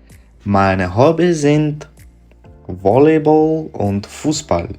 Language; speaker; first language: German; non-native, fluent; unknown